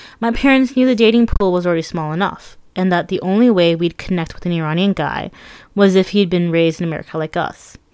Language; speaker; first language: English; early bilingual, other home language; Persian